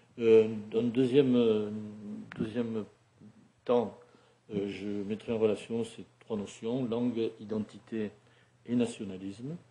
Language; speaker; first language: French; native; French